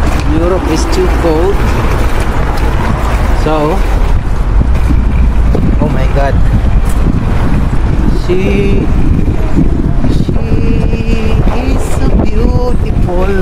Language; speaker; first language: English; non-native, local second language; Filipino